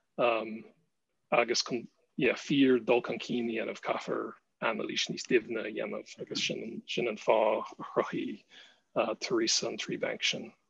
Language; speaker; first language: Irish; non-native, fluent; English